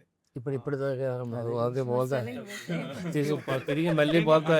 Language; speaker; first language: Telugu; native; Telugu